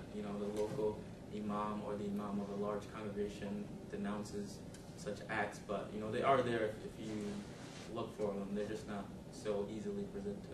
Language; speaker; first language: English; native; English